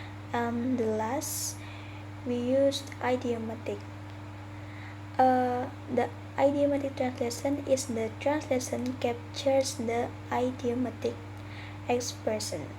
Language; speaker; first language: English; non-native, learner; Indonesian